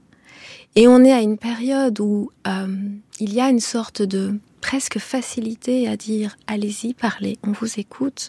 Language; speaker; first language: French; non-native, local second language; Kinyarwanda